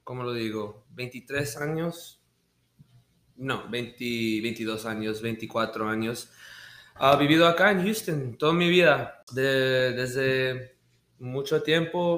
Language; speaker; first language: Spanish; early bilingual, heritage; Spanish